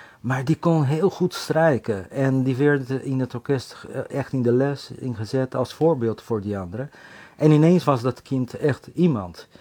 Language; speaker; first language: Dutch; non-native, fluent; Portuguese